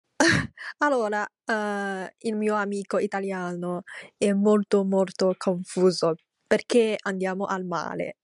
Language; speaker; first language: Italian; non-native, learner; Chinese